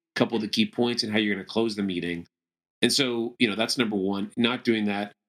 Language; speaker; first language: English; native; English